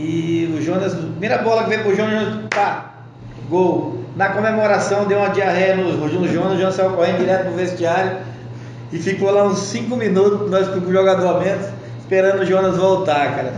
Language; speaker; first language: Portuguese; native; Portuguese